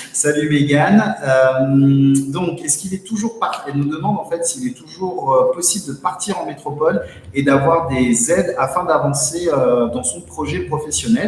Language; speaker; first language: French; native; French